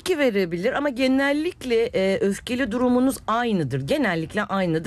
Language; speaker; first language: Turkish; native; Turkish